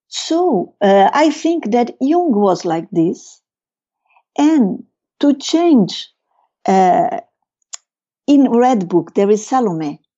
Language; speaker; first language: English; non-native, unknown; Portuguese